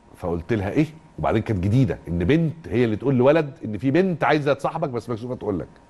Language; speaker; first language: Arabic; native; Arabic